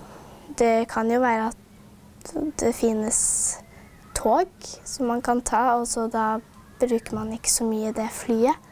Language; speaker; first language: Norwegian; native; Norwegian